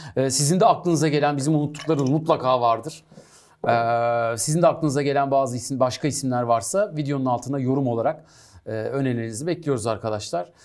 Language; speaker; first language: Turkish; native; Turkish